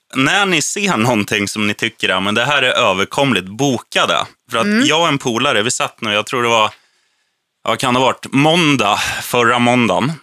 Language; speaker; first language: Swedish; native; Swedish